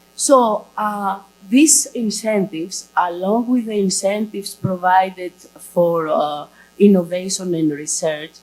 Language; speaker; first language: English; non-native, fluent; Greek